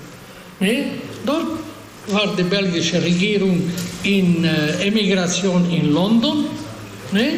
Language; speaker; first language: German; non-native, fluent; Hungarian